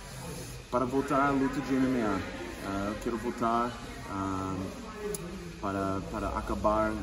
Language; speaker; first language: Portuguese; non-native, learner; English